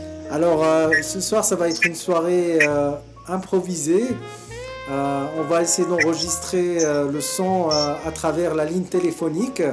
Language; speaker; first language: French; native; French